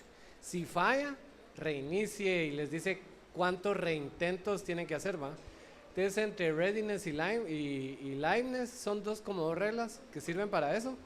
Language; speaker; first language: Spanish; native; Spanish